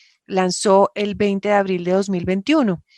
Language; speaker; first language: Spanish; native; Spanish